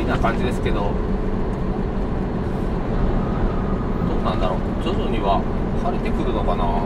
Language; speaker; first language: Japanese; native; Japanese